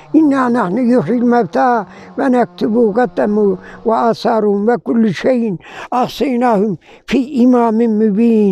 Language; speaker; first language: Turkish; native; Turkish